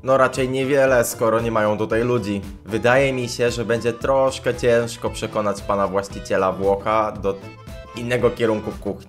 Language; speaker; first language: Polish; native; Polish